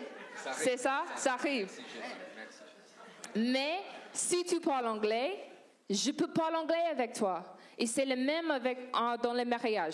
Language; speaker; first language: French; non-native, learner; English